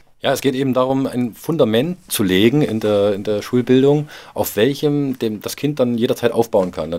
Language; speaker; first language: German; native; German